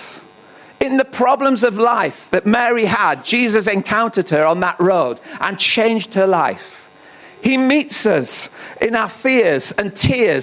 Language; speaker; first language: English; native; English